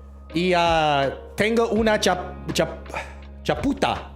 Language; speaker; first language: Spanish; non-native, learner; English